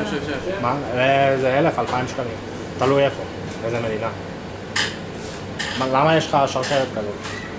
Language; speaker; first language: Hebrew; non-native, learner; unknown